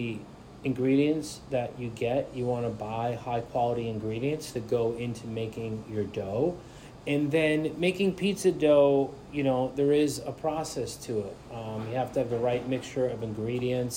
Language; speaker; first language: English; native; English